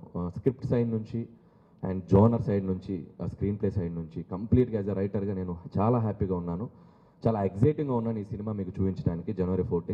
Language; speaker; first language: Telugu; native; Telugu